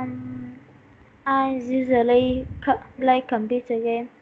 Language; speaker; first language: English; non-native, learner; Vietnamese